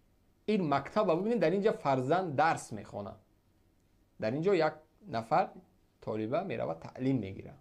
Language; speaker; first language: Persian; native; Persian